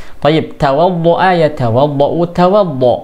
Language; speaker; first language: Arabic; non-native, fluent; Indonesian